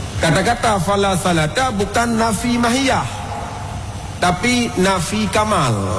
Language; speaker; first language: Indonesian; non-native, local second language; Achinese